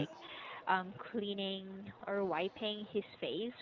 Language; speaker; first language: English; non-native, local second language; Filipino